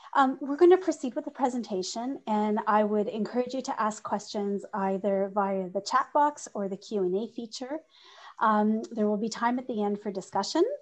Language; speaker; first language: English; native; English